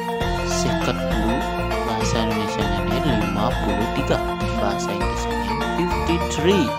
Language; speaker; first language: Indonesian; non-native, local second language; Balinese